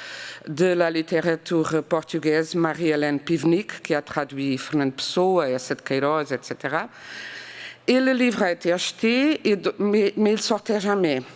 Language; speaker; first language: French; non-native, fluent; Portuguese